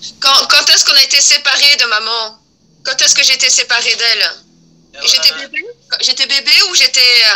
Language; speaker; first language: French; early bilingual, other home language; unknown